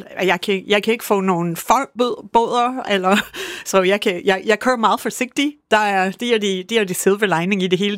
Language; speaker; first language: Danish; non-native, fluent; English